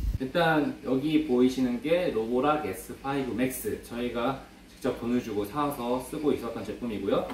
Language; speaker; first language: Korean; native; Korean